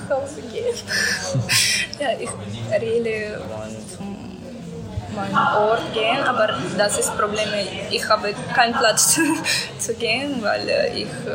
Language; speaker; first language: German; non-native, learner; Ukrainian